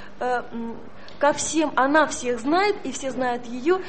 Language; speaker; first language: Russian; native; Russian